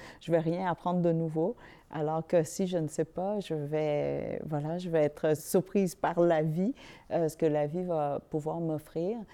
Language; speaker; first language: French; early bilingual, other home language; Vietnamese